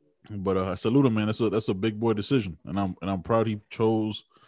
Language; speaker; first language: English; early bilingual, other home language; Spanish